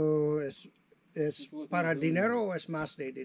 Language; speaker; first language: Spanish; non-native, learner; English